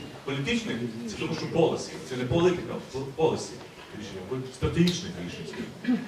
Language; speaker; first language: Ukrainian; native; Ukrainian